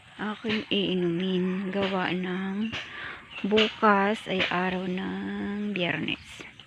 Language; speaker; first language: Filipino; non-native, local second language; Cebuano